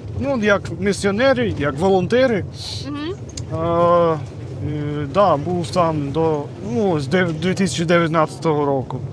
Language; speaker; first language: Ukrainian; non-native, learner; English